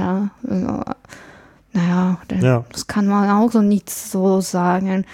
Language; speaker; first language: German; non-native, fluent; English